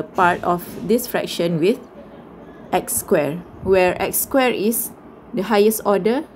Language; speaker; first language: English; non-native, local second language; Malay